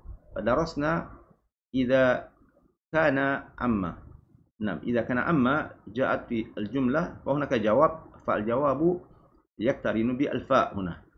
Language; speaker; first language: Arabic; non-native, fluent; Malay